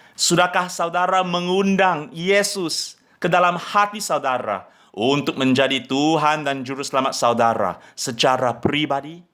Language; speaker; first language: Indonesian; non-native, fluent; English